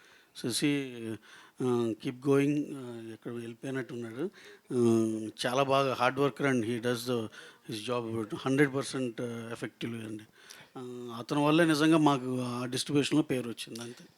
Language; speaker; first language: Telugu; native; Telugu